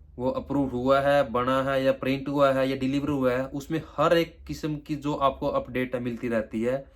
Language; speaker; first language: Hindi; native; Hindi